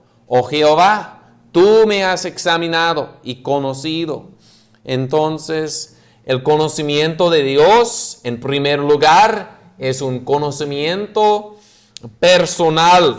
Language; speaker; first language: Spanish; non-native, fluent; English